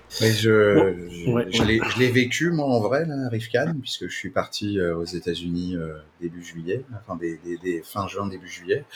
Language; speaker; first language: French; native; French